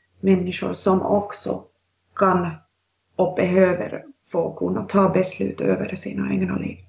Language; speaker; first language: Swedish; non-native, local second language; Finnish